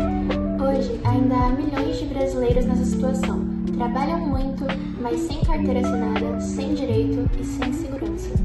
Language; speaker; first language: Portuguese; native; Portuguese